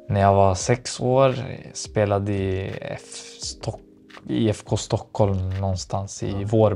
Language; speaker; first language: Swedish; early bilingual, other home language; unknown